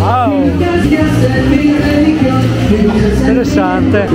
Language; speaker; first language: Spanish; non-native, learner; Italian